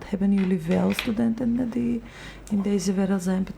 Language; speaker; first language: Dutch; non-native, fluent; Georgian